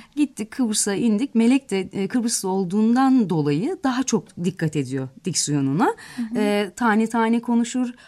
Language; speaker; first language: Turkish; native; Turkish